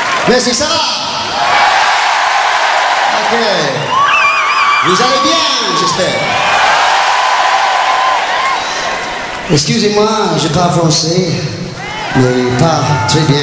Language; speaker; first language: French; non-native, learner; English